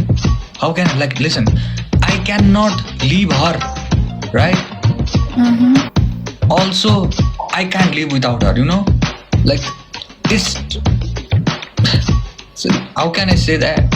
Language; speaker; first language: English; non-native, learner; Nepali